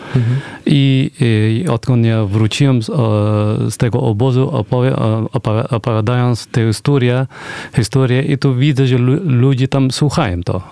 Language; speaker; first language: Polish; non-native, fluent; Persian